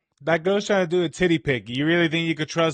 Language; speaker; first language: English; native; English